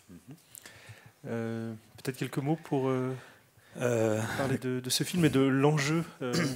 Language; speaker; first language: French; native; French